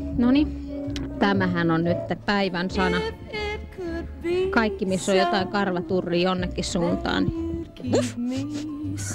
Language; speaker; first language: Finnish; native; Finnish